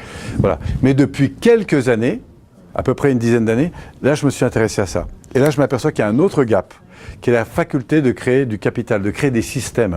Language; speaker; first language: French; native; French